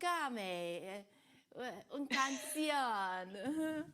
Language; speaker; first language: Spanish; non-native, learner; Cantonese